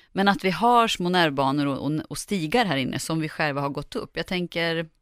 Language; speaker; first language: Swedish; native; Swedish